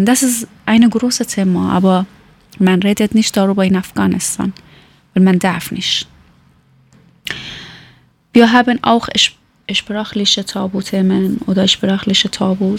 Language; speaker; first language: German; non-native, learner; Persian